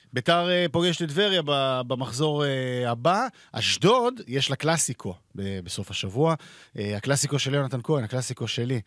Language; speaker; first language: Hebrew; native; Hebrew